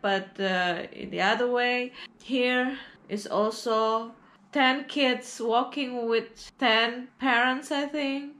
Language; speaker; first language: English; non-native, learner; Indonesian